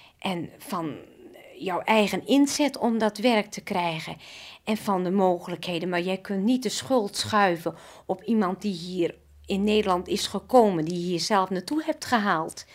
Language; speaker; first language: Dutch; native; Dutch